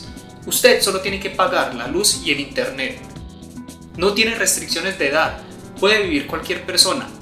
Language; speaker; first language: Spanish; native; Spanish